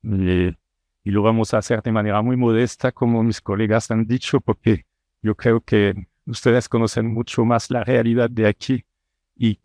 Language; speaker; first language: Spanish; non-native, fluent; French